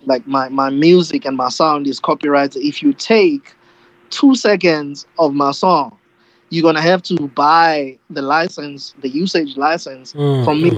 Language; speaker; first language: English; non-native, local second language; Zulu